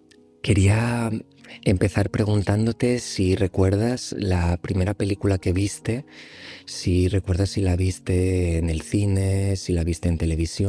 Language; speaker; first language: Spanish; native; Spanish